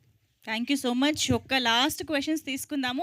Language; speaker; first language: Telugu; native; Telugu